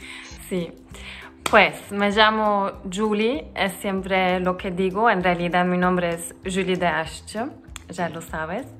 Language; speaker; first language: Spanish; non-native, fluent; Turkish